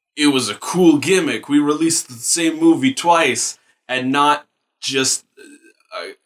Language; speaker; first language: English; native; English